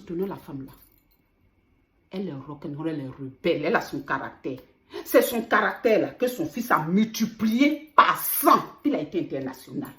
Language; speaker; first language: French; native; French